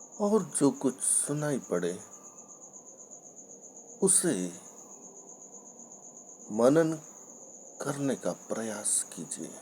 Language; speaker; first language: Hindi; native; Hindi